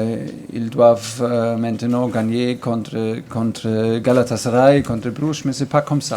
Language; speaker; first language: French; non-native, learner; German